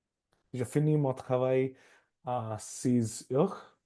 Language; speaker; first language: French; non-native, learner; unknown